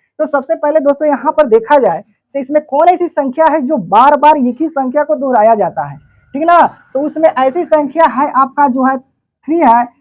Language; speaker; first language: Hindi; native; Hindi